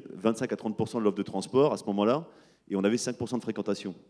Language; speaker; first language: French; native; French